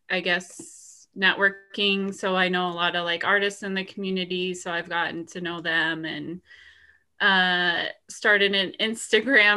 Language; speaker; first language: English; native; English